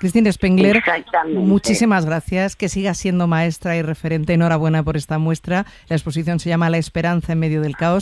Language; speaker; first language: Spanish; native; Spanish